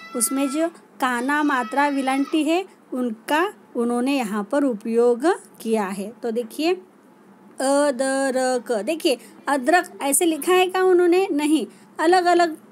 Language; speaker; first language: Hindi; non-native, local second language; Marathi